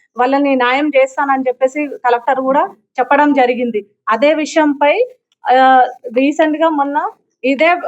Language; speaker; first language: Telugu; native; Telugu